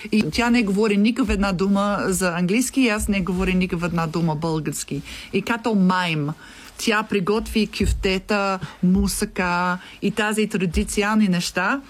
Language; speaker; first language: Bulgarian; non-native, learner; English